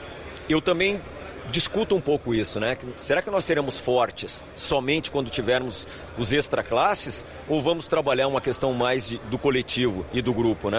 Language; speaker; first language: Portuguese; native; Portuguese